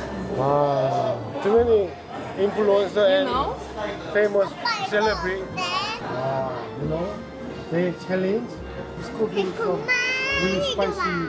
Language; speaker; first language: English; non-native, learner; Korean